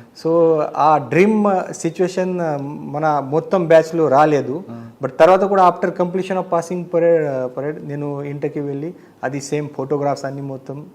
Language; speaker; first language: Telugu; non-native, learner; Marathi